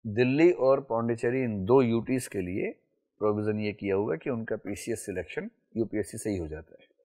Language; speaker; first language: Hindi; native; Hindi